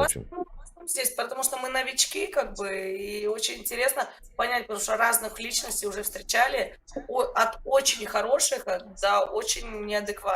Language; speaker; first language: Russian; non-native, fluent; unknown